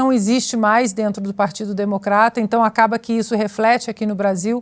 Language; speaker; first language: Portuguese; native; Portuguese